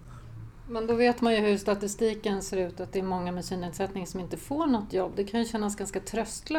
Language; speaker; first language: Swedish; native; Swedish